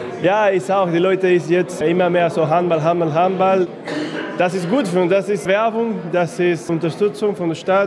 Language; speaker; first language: German; non-native, fluent; Spanish